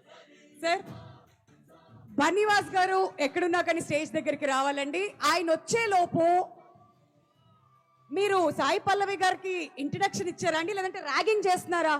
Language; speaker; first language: Telugu; native; Telugu